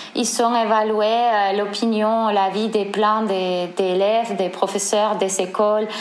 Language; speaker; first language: French; non-native, fluent; Spanish